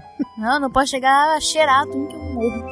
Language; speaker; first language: Portuguese; native; Portuguese